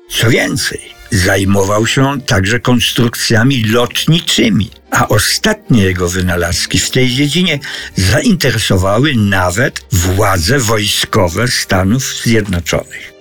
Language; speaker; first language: Polish; native; Polish